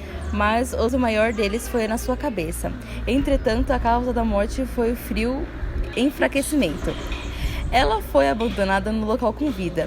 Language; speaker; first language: Portuguese; native; Portuguese